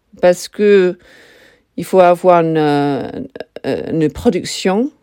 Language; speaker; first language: French; non-native, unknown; English